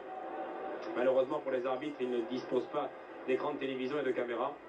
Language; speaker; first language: French; native; French